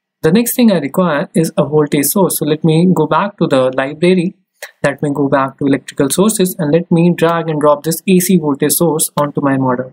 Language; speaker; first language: English; non-native, local second language; Hindi